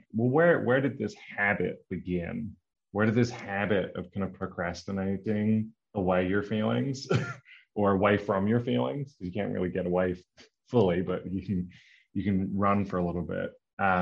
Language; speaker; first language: English; native; English